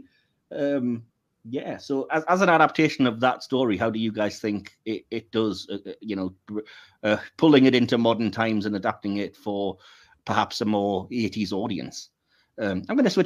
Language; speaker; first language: English; native; English